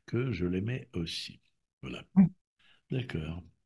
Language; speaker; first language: French; non-native, fluent; Russian